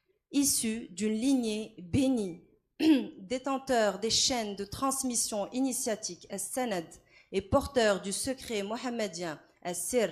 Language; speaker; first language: French; non-native, local second language; Arabic